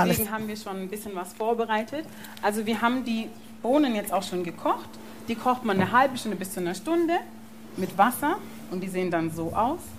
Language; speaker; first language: German; early bilingual, other home language; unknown